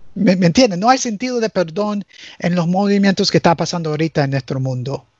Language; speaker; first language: Spanish; early bilingual, heritage; English